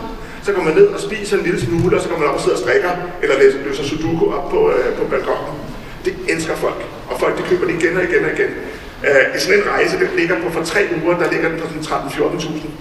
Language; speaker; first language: Danish; native; Danish